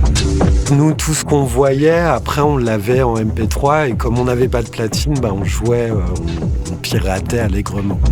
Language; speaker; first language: French; native; French